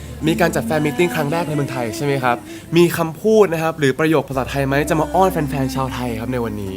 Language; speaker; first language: Thai; native; Thai